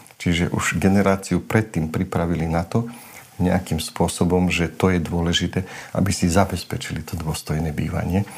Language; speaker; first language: Slovak; non-native, local second language; Romany